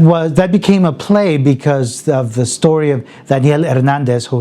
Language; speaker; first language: English; early bilingual, other home language; Spanish